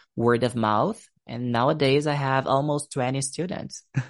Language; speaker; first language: English; non-native, fluent; Portuguese